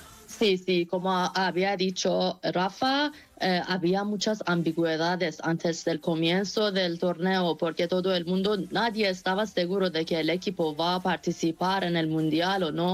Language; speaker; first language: Spanish; non-native, fluent; Persian